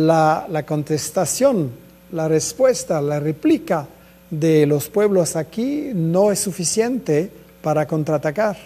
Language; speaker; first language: Spanish; non-native, fluent; French